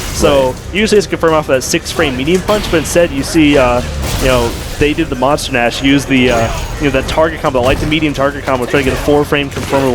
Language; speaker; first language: English; native; English